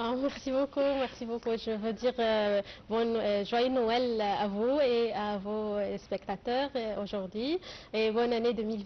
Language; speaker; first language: French; non-native, fluent; Arabic